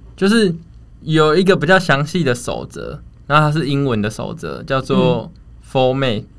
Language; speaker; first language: Chinese; native; Chinese